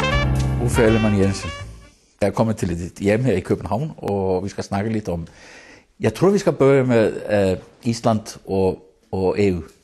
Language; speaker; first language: Danish; non-native, fluent; Icelandic